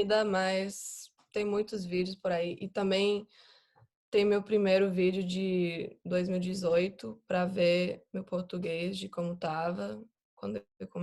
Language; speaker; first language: Portuguese; non-native, fluent; English